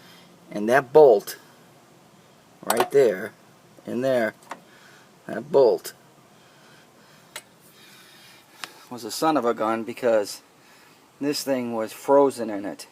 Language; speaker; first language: English; native; English